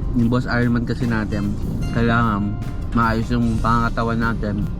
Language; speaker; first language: Filipino; native; Filipino